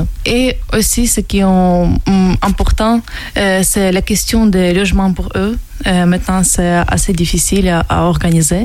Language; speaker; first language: French; non-native, fluent; Ukrainian